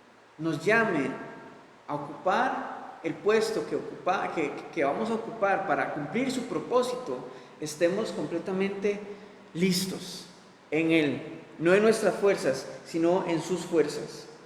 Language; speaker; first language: Spanish; native; Spanish